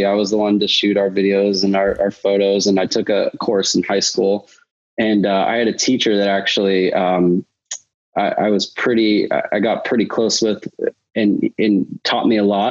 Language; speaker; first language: English; native; English